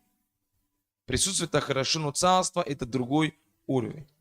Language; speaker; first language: Russian; non-native, fluent; French